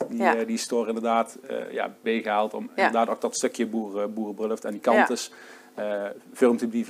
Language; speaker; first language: Dutch; native; Dutch